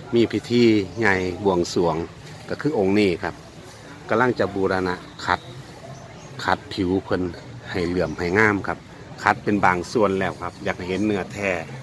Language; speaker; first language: Thai; native; Thai